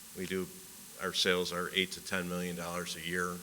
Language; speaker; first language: English; native; English